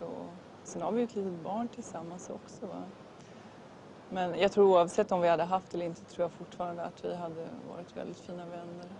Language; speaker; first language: Swedish; native; Swedish